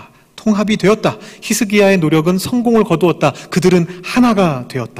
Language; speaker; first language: Korean; native; Korean